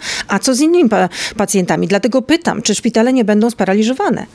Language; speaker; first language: Polish; native; Polish